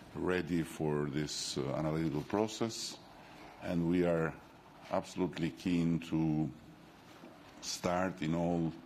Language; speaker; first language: English; non-native, fluent; Albanian